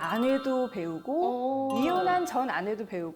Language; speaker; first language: Korean; native; Korean